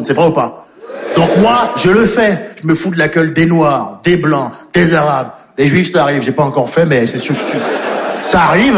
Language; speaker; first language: French; native; French